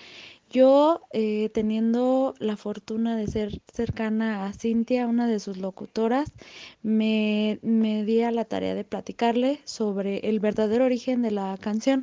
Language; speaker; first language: Spanish; native; Spanish